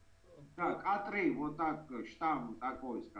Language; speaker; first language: Russian; non-native, fluent; Georgian